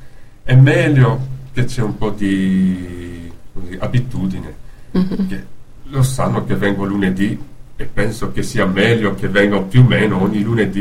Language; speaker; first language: Italian; non-native, fluent; Dutch